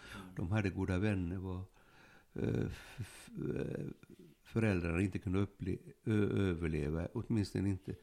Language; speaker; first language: Swedish; early bilingual, other home language; Polish